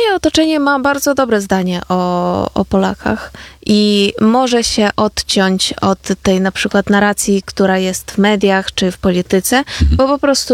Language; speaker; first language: Polish; non-native, fluent; Ukrainian